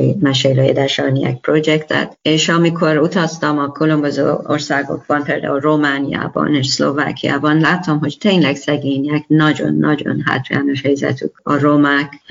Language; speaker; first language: Hungarian; non-native, learner; Persian